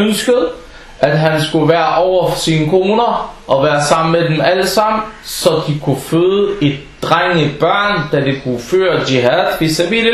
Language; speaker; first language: Danish; early bilingual, other home language; Arabic